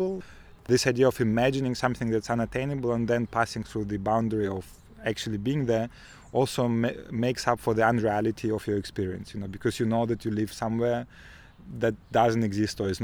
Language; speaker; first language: English; non-native, fluent; Ukrainian